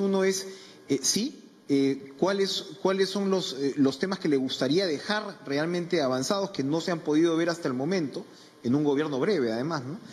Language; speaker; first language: Spanish; native; Spanish